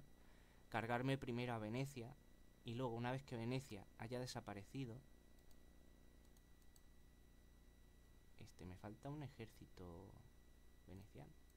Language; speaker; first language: Spanish; native; Spanish